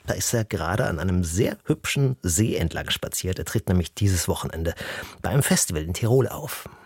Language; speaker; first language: German; native; German